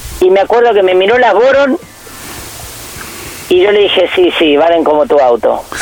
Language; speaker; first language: Spanish; native; Spanish